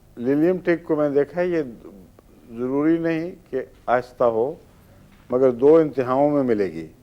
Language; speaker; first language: Urdu; native; Urdu